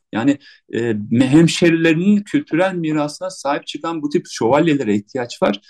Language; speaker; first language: Turkish; native; Turkish